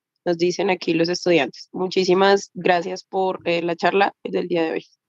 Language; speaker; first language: Spanish; native; Spanish